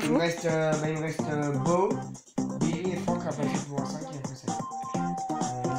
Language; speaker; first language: French; native; French